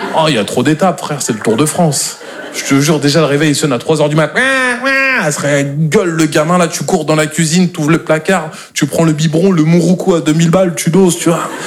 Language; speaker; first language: French; native; French